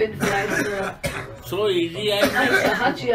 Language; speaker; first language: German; non-native, learner; Hindi